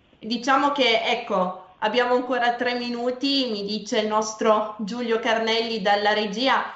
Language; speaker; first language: Italian; native; Italian